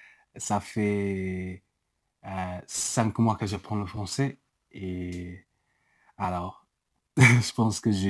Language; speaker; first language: French; non-native, learner; English